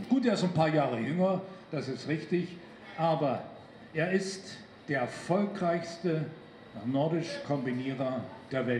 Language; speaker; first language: German; native; German